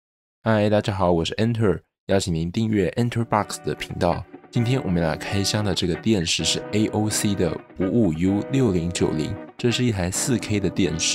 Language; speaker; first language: Chinese; native; Chinese